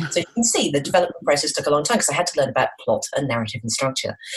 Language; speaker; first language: English; native; English